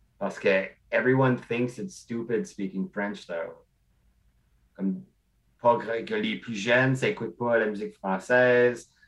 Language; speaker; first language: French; non-native, local second language; English